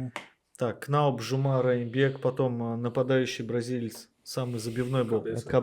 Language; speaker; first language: Russian; native; Russian